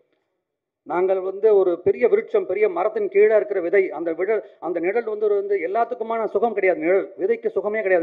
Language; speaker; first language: Tamil; native; Tamil